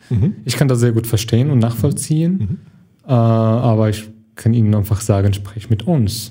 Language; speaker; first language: German; non-native, fluent; Arabic